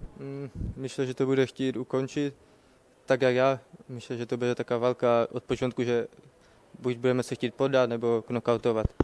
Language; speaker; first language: Polish; non-native, learner; Czech